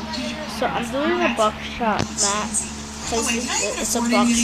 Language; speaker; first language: English; native; English